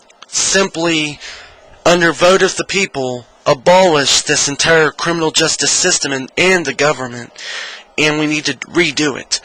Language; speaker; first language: English; native; English